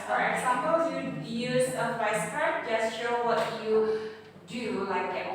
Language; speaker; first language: English; non-native, fluent; Indonesian